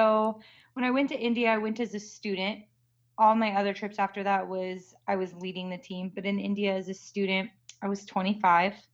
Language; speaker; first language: English; native; English